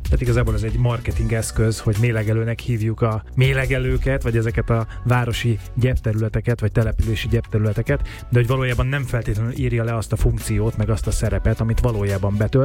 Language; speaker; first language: Hungarian; native; Hungarian